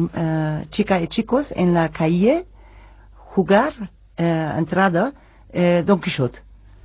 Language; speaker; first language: Spanish; non-native, learner; Turkish